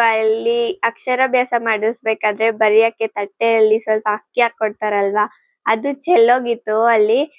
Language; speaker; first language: Kannada; non-native, local second language; Telugu